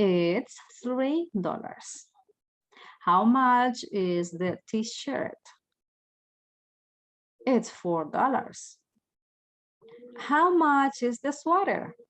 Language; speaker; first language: English; non-native, fluent; Spanish